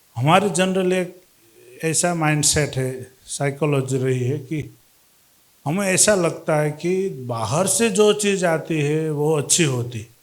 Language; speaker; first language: Hindi; non-native, local second language; Gujarati